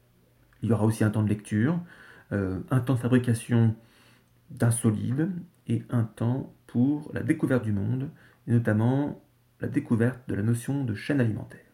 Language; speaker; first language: French; native; French